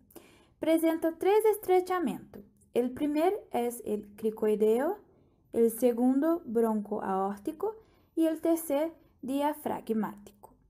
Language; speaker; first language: Portuguese; non-native, learner; Spanish